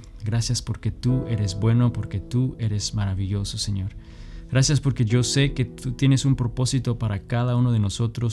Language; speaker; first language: Spanish; native; Spanish